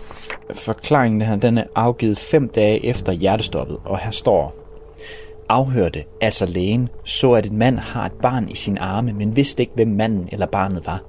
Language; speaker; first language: Danish; native; Danish